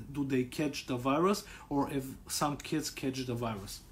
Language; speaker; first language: English; non-native, learner; Bulgarian